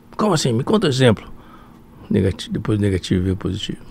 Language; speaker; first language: Portuguese; early bilingual, other home language; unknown